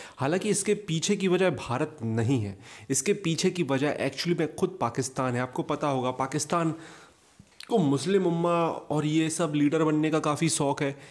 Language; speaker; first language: Hindi; native; Hindi